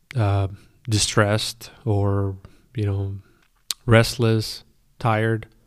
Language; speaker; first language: English; non-native, fluent; Spanish